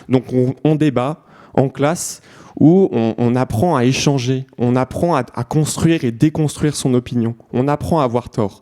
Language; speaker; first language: French; native; French